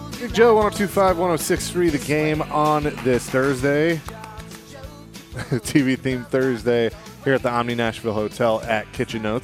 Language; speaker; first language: English; native; English